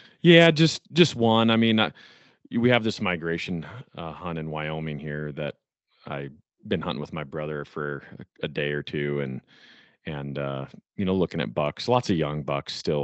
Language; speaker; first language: English; native; English